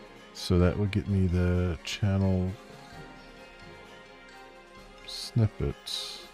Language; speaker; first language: English; native; English